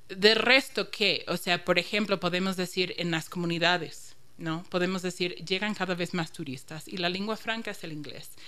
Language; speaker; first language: Spanish; non-native, fluent; English